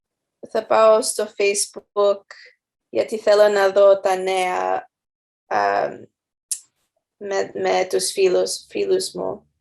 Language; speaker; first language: Greek; non-native, learner; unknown